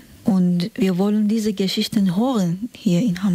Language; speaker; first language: German; non-native, fluent; Persian